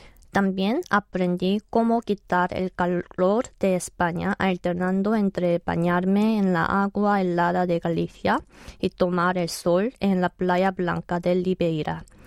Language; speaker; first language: Spanish; non-native, fluent; Korean